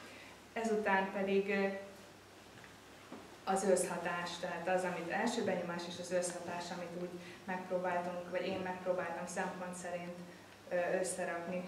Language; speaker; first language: Hungarian; native; Hungarian